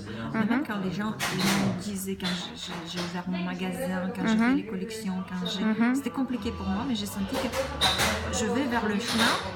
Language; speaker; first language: French; non-native, fluent; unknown